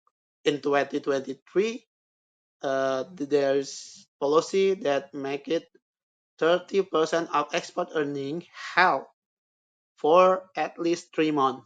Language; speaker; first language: English; non-native, learner; Indonesian